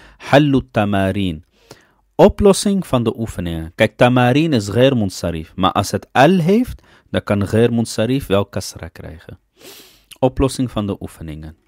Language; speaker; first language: Dutch; early bilingual, other home language; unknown